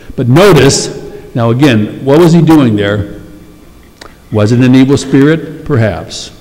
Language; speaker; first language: English; native; English